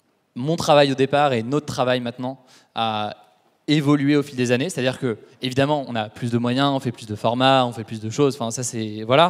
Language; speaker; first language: French; native; French